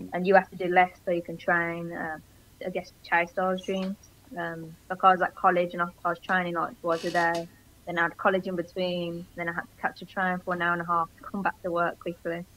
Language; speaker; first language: English; early bilingual, other home language; Greek